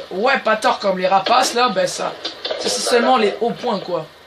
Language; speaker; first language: French; native; French